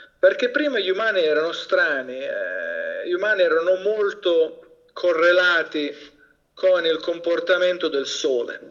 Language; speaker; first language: Italian; native; Italian